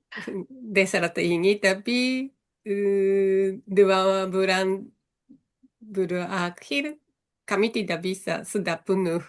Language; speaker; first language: Indonesian; non-native, learner; Japanese